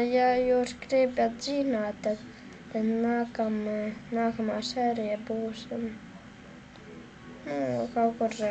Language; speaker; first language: Latvian; non-native, local second language; Russian